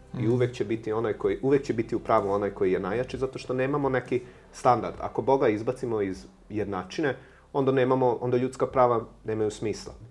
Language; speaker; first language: Serbian; non-native, local second language; Hungarian